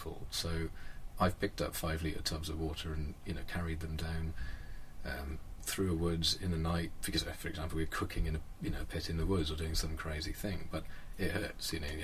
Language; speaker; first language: English; native; English